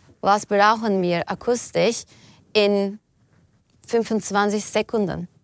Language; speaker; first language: German; non-native, fluent; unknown